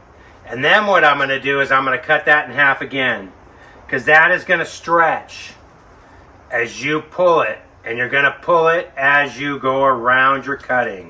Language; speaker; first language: English; native; English